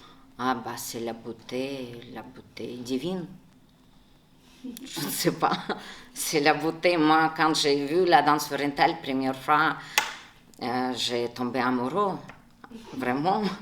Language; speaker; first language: French; non-native, fluent; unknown